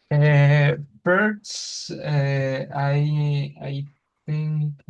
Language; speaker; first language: English; non-native, learner; Spanish